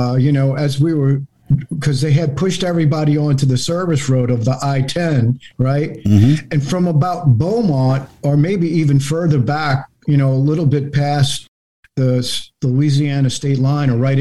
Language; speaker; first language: English; native; English